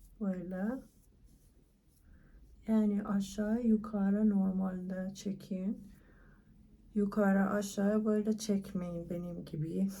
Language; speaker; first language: Turkish; non-native, learner; Persian